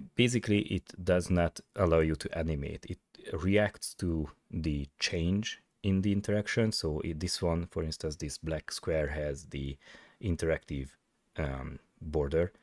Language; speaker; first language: English; non-native, fluent; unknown